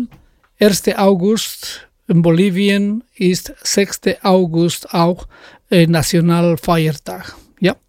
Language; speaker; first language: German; non-native, fluent; Spanish